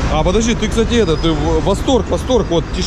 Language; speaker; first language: Russian; native; Russian